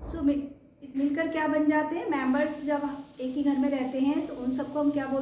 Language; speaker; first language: Hindi; native; Hindi